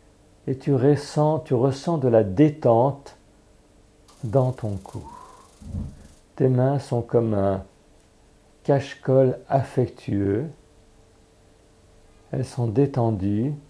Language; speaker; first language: French; native; French